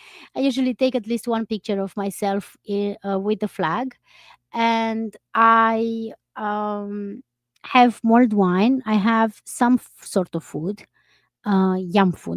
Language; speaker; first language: English; non-native, fluent; Romanian